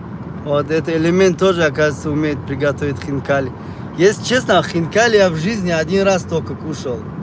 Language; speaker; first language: Russian; non-native, fluent; Tajik